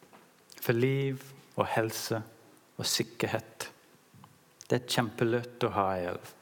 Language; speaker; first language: Norwegian; non-native, learner; English